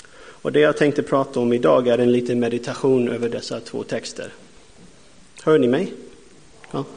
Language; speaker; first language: Swedish; non-native, fluent; English